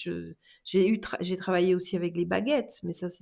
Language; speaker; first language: French; native; French